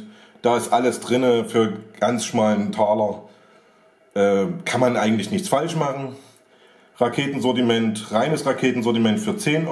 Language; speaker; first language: German; native; German